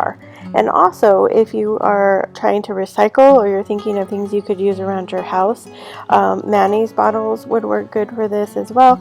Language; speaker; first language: English; native; English